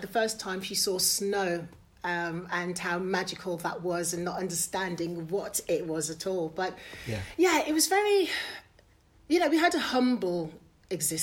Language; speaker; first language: English; native; English